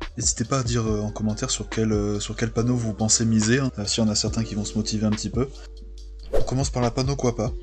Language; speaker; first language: French; native; French